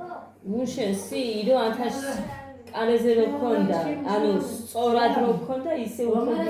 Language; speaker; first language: Georgian; native; Georgian